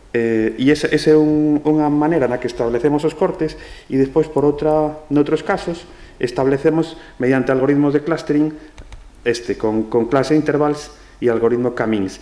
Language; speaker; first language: Galician; non-native, local second language; Spanish